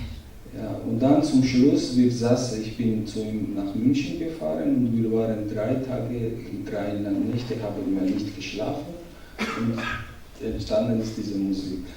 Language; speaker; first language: German; non-native, learner; Georgian